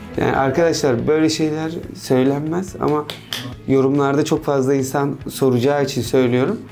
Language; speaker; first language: Turkish; native; Turkish